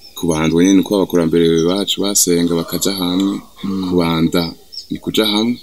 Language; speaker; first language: Rundi; early bilingual, heritage; Rundi